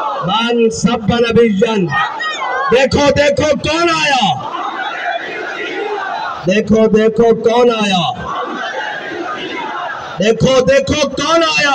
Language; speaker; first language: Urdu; non-native, local second language; Punjabi